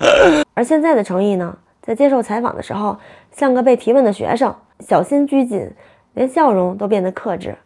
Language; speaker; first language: Chinese; native; Chinese